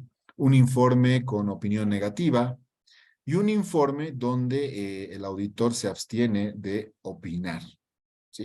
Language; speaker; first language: Spanish; native; Spanish